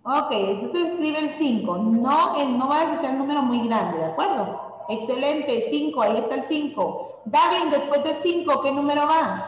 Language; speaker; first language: Spanish; native; Spanish